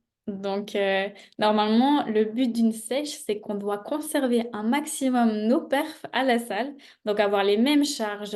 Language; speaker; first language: French; native; French